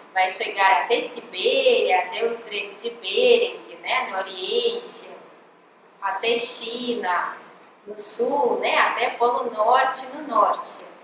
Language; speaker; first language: Portuguese; non-native, fluent; Russian